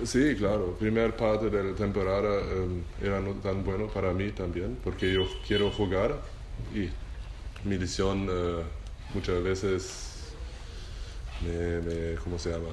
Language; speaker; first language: Spanish; non-native, learner; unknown